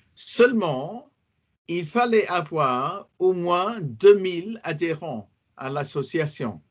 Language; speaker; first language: French; non-native, fluent; English